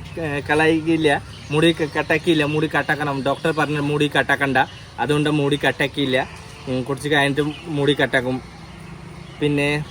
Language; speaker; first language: Malayalam; non-native, learner; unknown